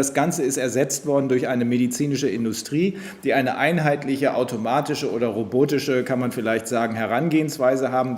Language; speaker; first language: German; native; German